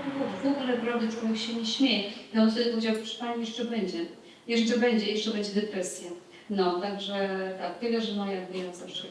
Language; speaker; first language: Polish; native; Polish